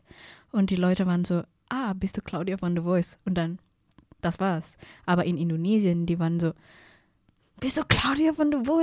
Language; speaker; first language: German; non-native, fluent; Indonesian